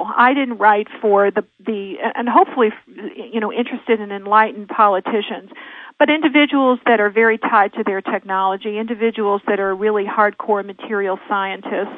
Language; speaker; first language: English; native; English